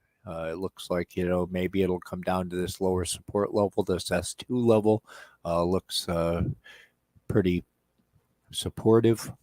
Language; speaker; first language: English; native; English